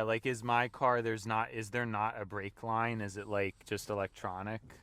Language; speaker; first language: English; native; English